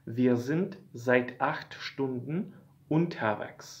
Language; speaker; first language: German; non-native, fluent; Polish